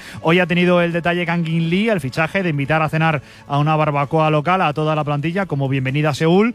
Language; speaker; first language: Spanish; native; Spanish